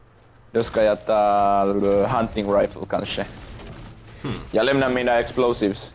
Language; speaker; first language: Swedish; non-native, local second language; Finnish